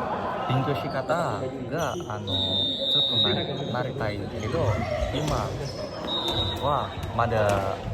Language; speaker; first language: Japanese; non-native, learner; Indonesian